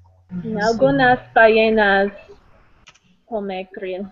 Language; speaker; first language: Spanish; non-native, learner; English